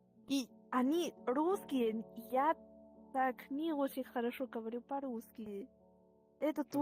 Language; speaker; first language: Russian; non-native, learner; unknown